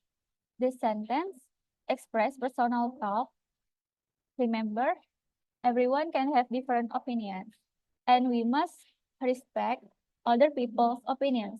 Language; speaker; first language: English; non-native, fluent; Indonesian